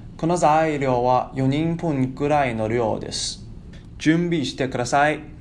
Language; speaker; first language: Japanese; non-native, learner; Chinese